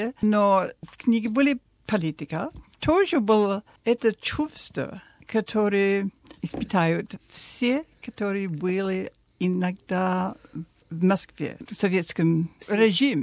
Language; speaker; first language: Russian; non-native, fluent; English